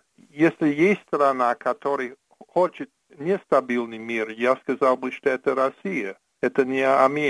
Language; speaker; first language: Russian; non-native, fluent; English